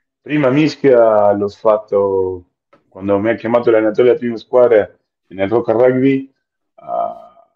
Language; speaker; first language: Italian; non-native, fluent; Spanish